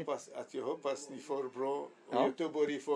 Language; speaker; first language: Swedish; non-native, learner; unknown